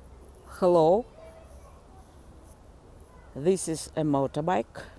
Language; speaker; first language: English; non-native, learner; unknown